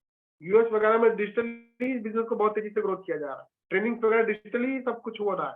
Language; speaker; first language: Hindi; native; Hindi